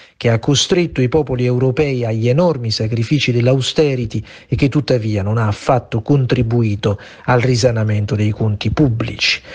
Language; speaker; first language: Italian; native; Italian